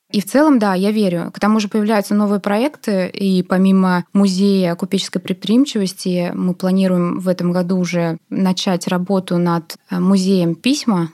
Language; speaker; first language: Russian; native; Russian